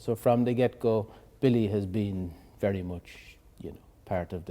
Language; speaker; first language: English; native; English